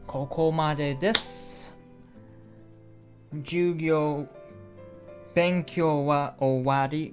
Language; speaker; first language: Japanese; non-native, learner; English